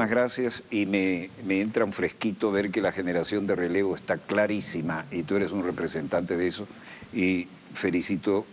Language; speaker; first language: Spanish; native; Spanish